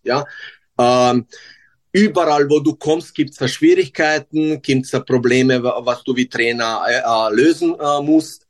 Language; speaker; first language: German; non-native, learner; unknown